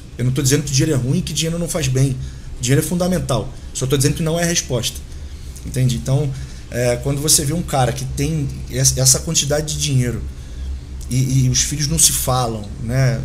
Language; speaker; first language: Portuguese; native; Portuguese